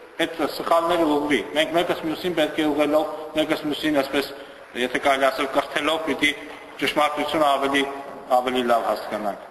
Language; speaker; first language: Armenian; native; Armenian